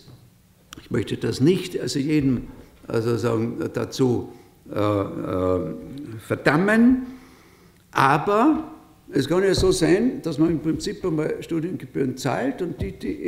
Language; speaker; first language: German; native; German